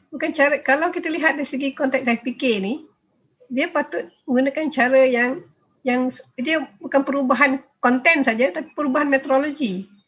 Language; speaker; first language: Malay; native; Malay